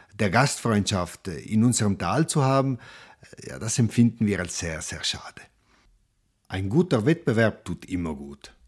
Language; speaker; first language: German; non-native, local second language; Ladin